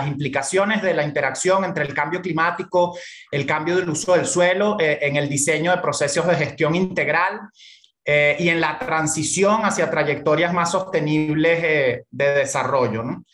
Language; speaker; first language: Spanish; native; Spanish